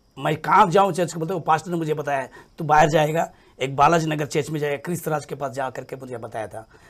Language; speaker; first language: Hindi; native; Hindi